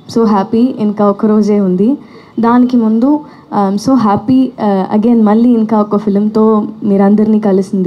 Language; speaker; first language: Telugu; non-native, learner; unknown